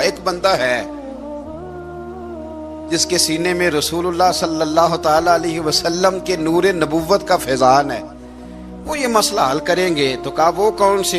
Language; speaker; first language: Urdu; native; Urdu